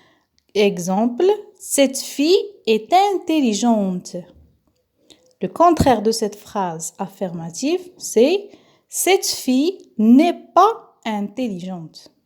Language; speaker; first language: French; non-native, local second language; Arabic